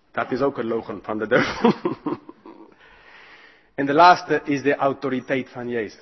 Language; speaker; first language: Dutch; non-native, fluent; English